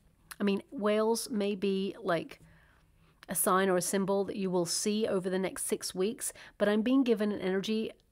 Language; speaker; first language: English; native; English